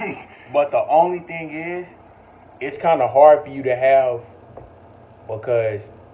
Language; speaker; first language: English; native; English